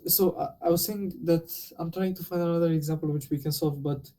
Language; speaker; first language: English; non-native, fluent; Romanian